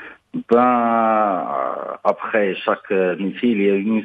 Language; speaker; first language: French; non-native, local second language; Arabic